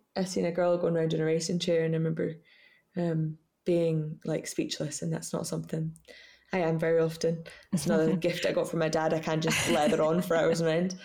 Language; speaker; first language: English; native; English